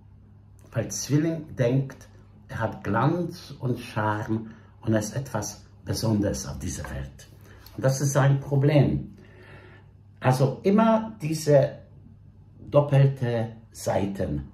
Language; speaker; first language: German; non-native, fluent; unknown